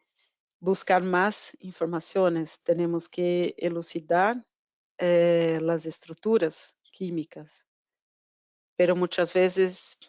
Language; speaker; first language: Spanish; non-native, fluent; Portuguese